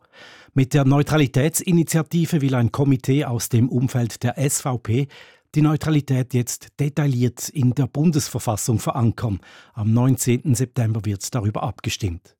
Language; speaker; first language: German; native; German